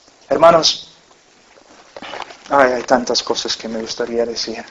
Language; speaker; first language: Spanish; non-native, fluent; English